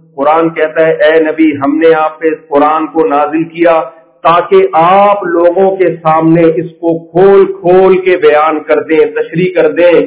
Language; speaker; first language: Urdu; native; Urdu